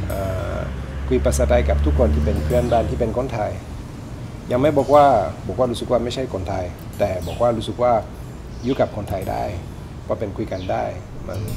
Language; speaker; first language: Thai; non-native, learner; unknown